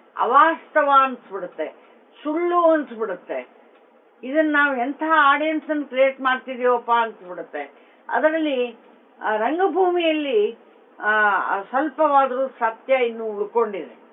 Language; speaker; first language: Kannada; non-native, local second language; Konkani